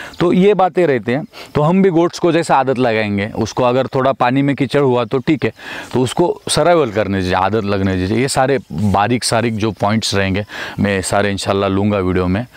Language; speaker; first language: Hindi; non-native, local second language; Marathi